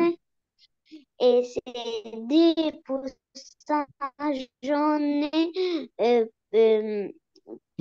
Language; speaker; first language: French; non-native, learner; Arabic